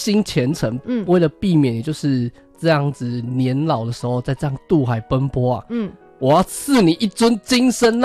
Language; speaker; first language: Chinese; native; Chinese